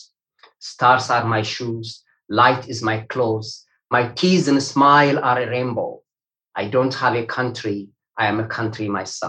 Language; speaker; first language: English; non-native, fluent; Amharic